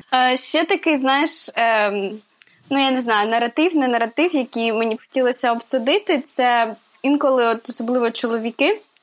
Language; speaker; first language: Ukrainian; native; Ukrainian